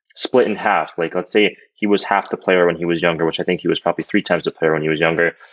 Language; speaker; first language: English; native; English